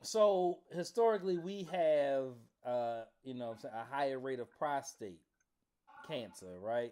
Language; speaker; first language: English; native; English